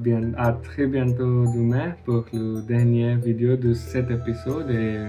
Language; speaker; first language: French; non-native, learner; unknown